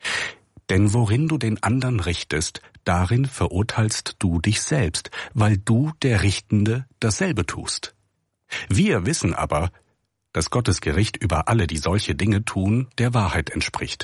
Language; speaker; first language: German; native; German